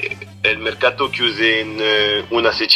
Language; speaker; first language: Italian; non-native, fluent; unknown